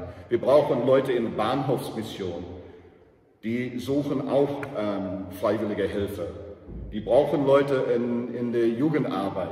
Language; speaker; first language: German; non-native, learner; English